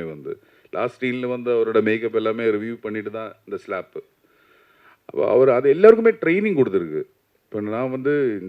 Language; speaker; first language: Tamil; non-native, learner; Malayalam